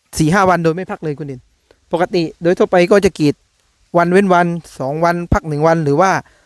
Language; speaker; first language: Thai; native; Thai